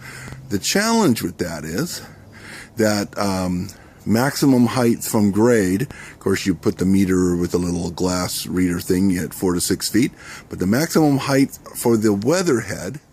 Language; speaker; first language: English; native; English